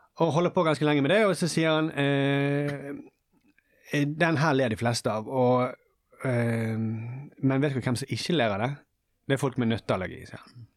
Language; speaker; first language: Norwegian; native; Norwegian